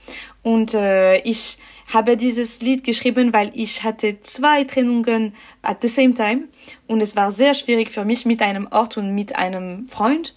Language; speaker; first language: German; non-native, local second language; French